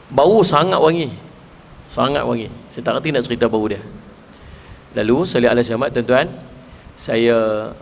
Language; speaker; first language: Malay; native; Malay